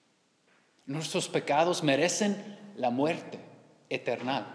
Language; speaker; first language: Spanish; non-native, learner; English